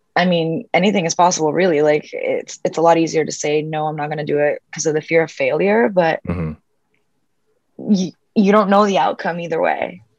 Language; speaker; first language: English; early bilingual, other home language; Spanish